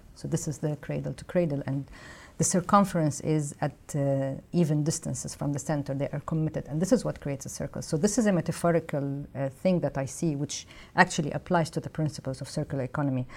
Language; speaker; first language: English; non-native, fluent; Arabic